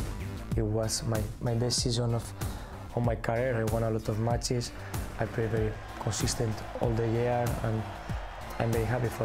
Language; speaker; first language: English; non-native, learner; Spanish